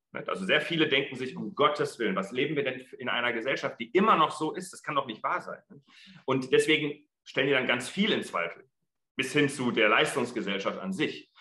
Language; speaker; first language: German; early bilingual, other home language; Arabic